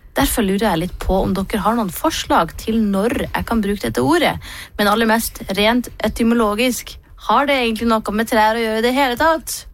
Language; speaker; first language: Norwegian; native; Norwegian